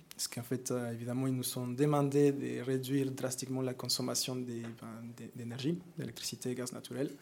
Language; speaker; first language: French; non-native, fluent; Spanish